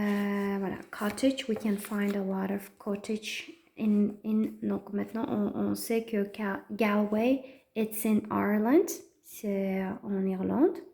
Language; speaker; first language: French; non-native, fluent; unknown